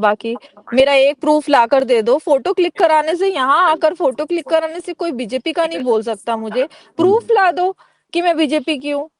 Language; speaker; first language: Hindi; native; Hindi